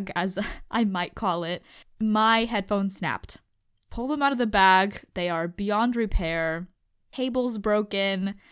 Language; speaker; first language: English; native; English